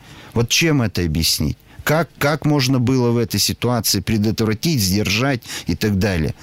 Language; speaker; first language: Russian; native; Russian